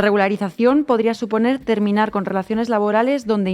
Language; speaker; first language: Spanish; native; Spanish